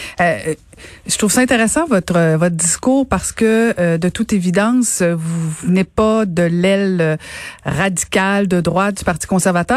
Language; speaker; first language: French; native; French